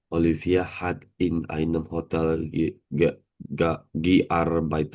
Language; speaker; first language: German; non-native, learner; Indonesian